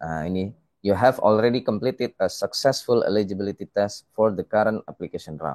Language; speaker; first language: English; non-native, fluent; Indonesian